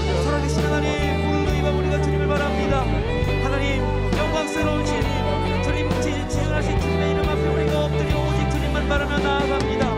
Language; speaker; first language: Korean; native; Korean